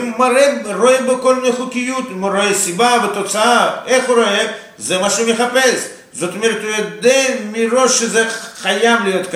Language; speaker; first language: Hebrew; non-native, fluent; Russian